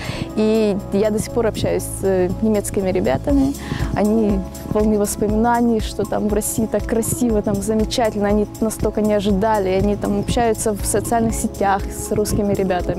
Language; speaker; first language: Russian; native; Russian